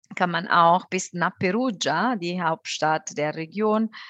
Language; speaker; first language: German; non-native, fluent; Italian